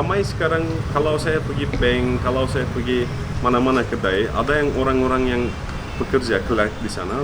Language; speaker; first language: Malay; non-native, fluent; Turkish